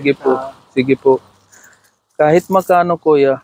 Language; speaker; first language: Filipino; non-native, learner; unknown